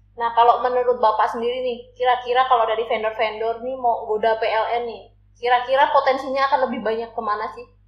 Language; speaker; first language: Indonesian; native; Indonesian